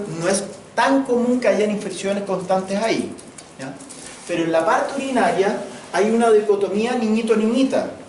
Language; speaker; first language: Spanish; native; Spanish